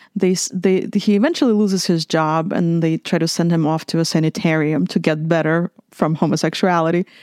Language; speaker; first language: English; non-native, fluent; Russian